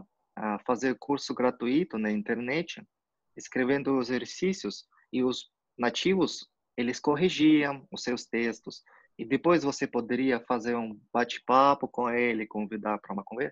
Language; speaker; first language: Portuguese; non-native, fluent; Russian